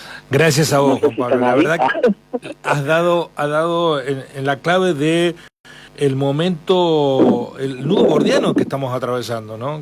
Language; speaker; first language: Spanish; native; Spanish